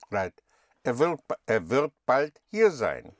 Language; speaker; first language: German; non-native, fluent; English